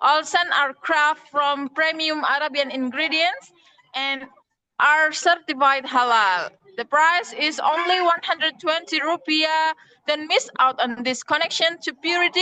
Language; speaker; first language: English; non-native, learner; Indonesian